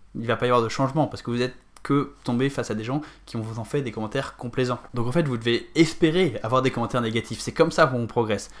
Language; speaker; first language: French; native; French